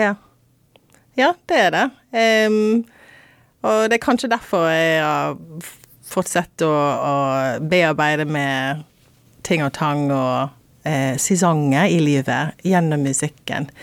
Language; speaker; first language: Norwegian; non-native, fluent; English